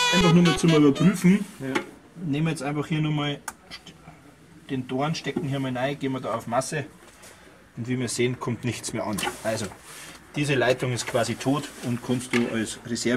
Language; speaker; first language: German; native; German